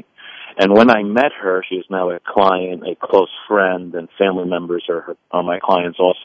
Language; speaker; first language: English; early bilingual, other home language; Italian